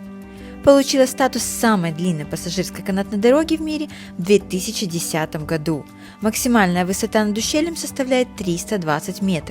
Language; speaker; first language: Russian; native; Russian